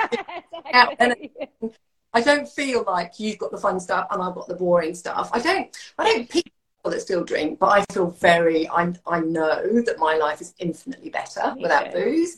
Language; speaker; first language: English; native; English